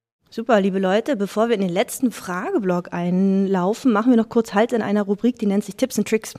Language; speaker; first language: German; native; German